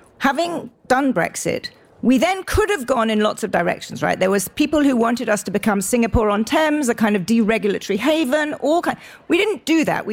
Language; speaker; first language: English; native; English